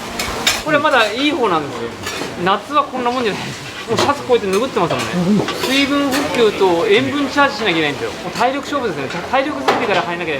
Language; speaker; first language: Japanese; native; Japanese